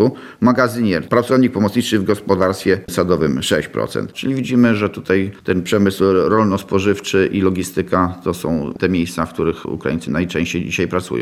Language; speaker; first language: Polish; native; Polish